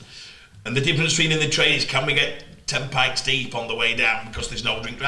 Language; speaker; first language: English; native; English